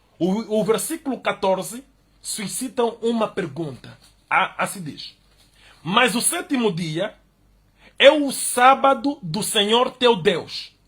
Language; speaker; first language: Portuguese; native; Portuguese